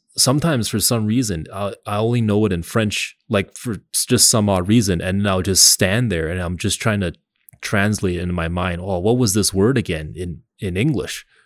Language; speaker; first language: English; early bilingual, other home language; Cantonese